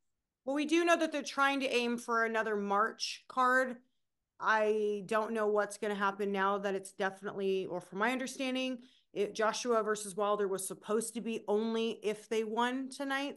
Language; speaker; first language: English; native; English